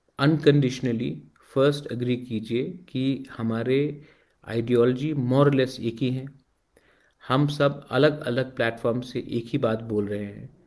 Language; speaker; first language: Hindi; non-native, local second language; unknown